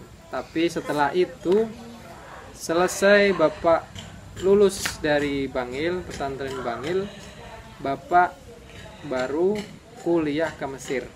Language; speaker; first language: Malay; non-native, local second language; Javanese